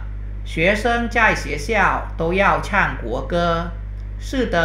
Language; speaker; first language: Chinese; non-native, fluent; Thai